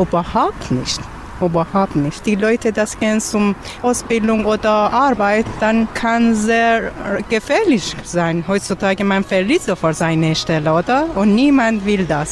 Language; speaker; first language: German; non-native, learner; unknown